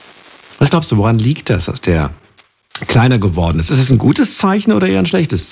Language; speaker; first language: German; native; German